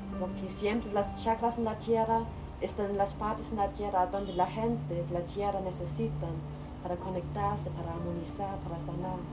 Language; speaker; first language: Spanish; non-native, learner; German